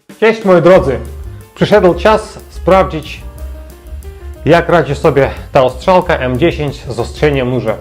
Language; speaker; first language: Polish; non-native, learner; Ukrainian